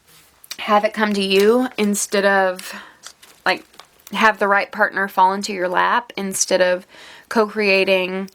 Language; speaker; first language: English; native; English